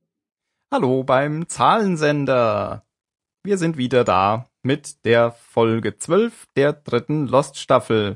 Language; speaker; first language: German; native; German